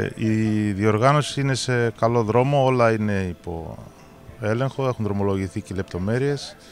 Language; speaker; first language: Greek; native; Greek